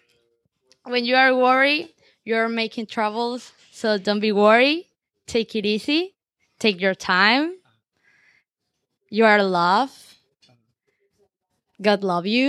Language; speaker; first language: English; non-native, learner; Spanish